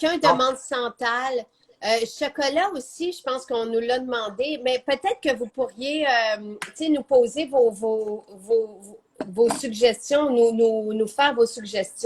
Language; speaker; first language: French; native; French